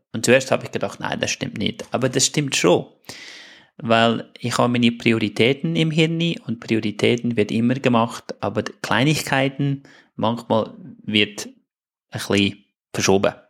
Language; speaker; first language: German; non-native, fluent; English